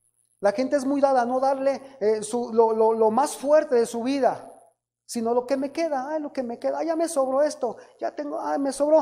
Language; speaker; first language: Spanish; native; Spanish